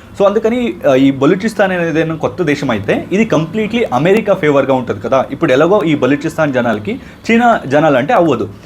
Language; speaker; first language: Telugu; non-native, local second language; Kannada